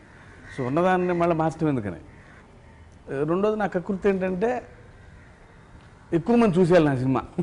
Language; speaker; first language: Telugu; native; Telugu